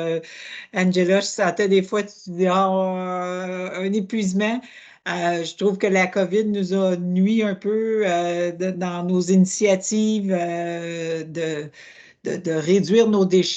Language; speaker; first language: French; native; French